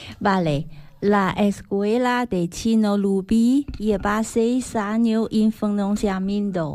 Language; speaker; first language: Spanish; non-native, learner; Chinese